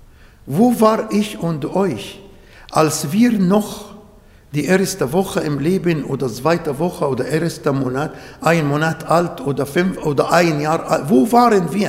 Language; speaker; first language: German; non-native, learner; Arabic